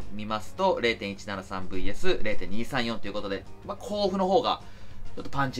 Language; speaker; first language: Japanese; native; Japanese